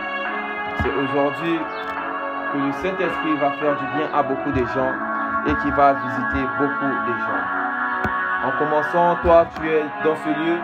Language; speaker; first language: French; non-native, local second language; Swahili